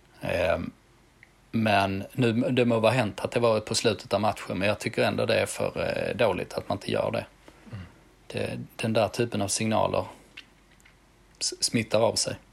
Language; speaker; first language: Swedish; native; Swedish